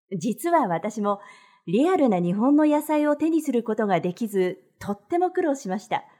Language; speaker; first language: Japanese; native; Japanese